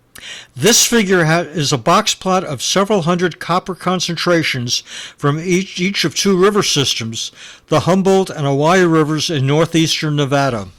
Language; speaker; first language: English; native; English